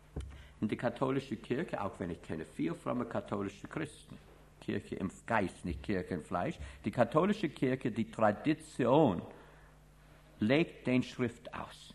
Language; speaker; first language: German; non-native, fluent; English